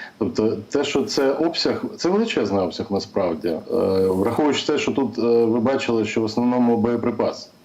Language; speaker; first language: Ukrainian; native; Ukrainian